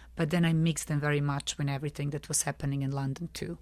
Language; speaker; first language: English; non-native, fluent; Serbian